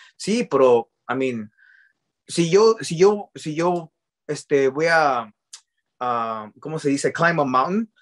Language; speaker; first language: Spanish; early bilingual, heritage; Spanish